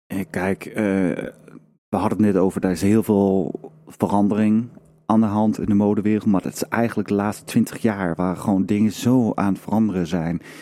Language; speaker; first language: Dutch; non-native, fluent; Danish